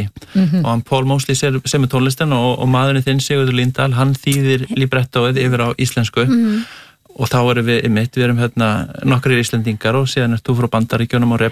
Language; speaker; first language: Icelandic; native; Icelandic